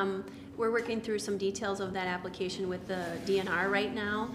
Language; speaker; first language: English; native; English